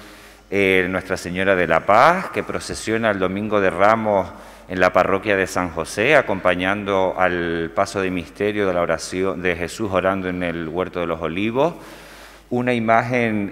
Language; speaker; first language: Spanish; native; Spanish